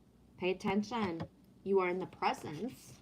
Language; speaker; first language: English; native; English